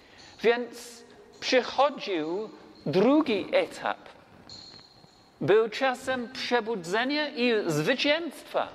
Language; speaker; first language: Polish; non-native, learner; English